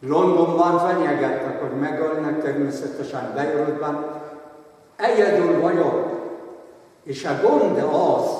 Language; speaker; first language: Hungarian; non-native, fluent; Arabic